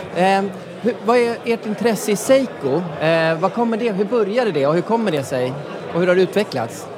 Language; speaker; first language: Swedish; native; Swedish